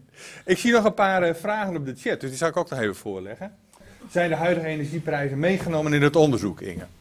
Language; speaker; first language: Dutch; native; Dutch